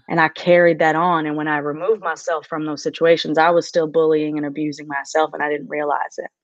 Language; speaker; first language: English; native; English